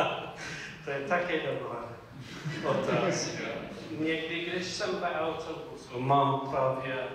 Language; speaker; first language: Czech; non-native, fluent; English